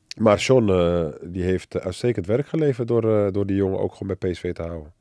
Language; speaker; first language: Dutch; early bilingual, other home language; Arabic